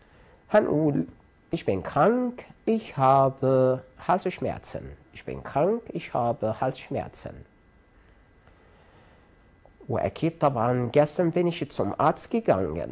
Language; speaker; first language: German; non-native, fluent; Arabic